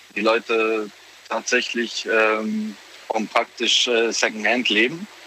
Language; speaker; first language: German; early bilingual, other home language; Polish